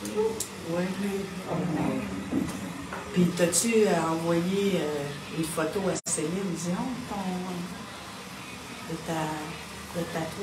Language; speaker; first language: French; native; French